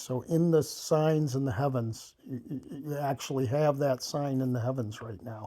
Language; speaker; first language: English; native; English